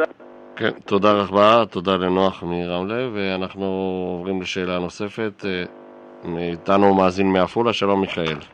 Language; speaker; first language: Hebrew; native; Hebrew